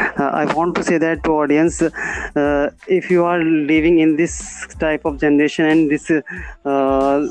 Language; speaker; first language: English; non-native, learner; Hindi